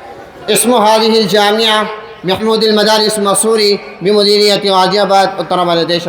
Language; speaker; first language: Arabic; non-native, learner; Urdu